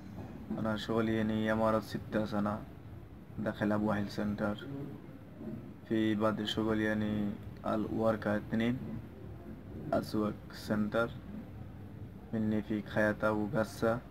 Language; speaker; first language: Arabic; non-native, learner; Bangla